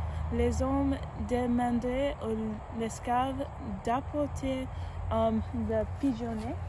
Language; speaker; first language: French; non-native, learner; English